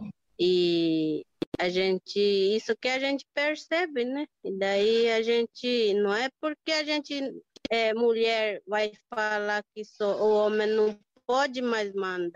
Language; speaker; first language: Portuguese; non-native, local second language; Guarani